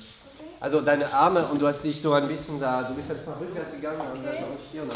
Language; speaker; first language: German; non-native, fluent; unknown